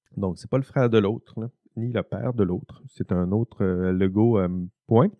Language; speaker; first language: French; native; French